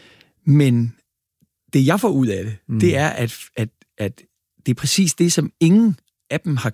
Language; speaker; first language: Danish; native; Danish